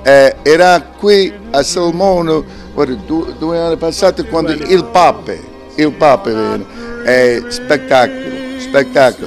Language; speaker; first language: Italian; early bilingual, heritage; English